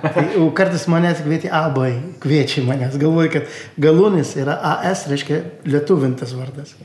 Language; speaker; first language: Lithuanian; non-native, learner; Arabic